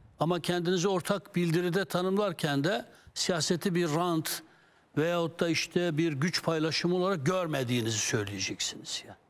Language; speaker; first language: Turkish; non-native, local second language; Kurdish